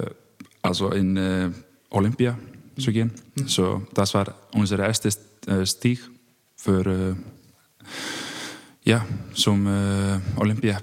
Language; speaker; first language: German; non-native, learner; Icelandic